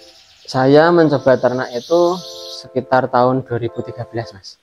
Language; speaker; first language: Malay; non-native, local second language; Javanese